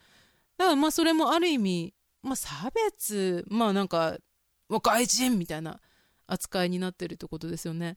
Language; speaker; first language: Japanese; native; Japanese